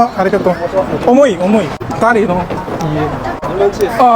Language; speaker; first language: Japanese; non-native, learner; Chinese